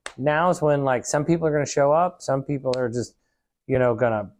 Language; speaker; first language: English; native; English